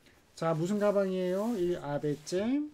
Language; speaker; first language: Korean; native; Korean